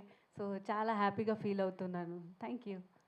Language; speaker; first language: Telugu; non-native, fluent; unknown